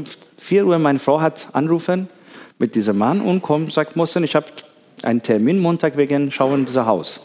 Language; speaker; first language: German; non-native, learner; Persian